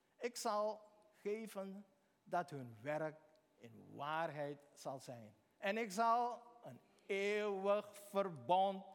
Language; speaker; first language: Dutch; native; Dutch